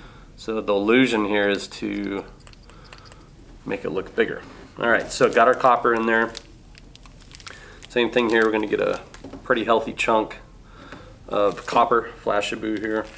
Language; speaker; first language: English; native; English